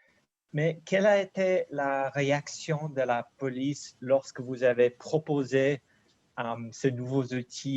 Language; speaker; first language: French; non-native, fluent; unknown